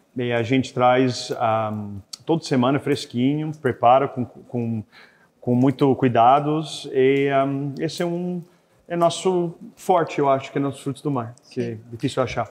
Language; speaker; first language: Portuguese; non-native, fluent; French